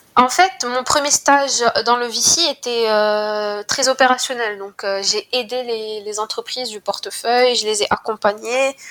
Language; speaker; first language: French; non-native, local second language; Arabic